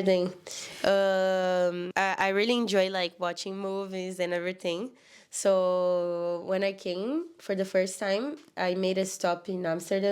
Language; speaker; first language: English; non-native, learner; Portuguese